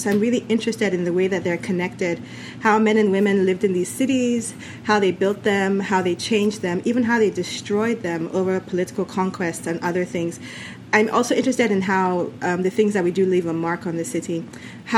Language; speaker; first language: English; non-native, local second language; Yoruba